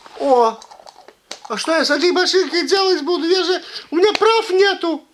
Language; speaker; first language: Russian; early bilingual, heritage; Russian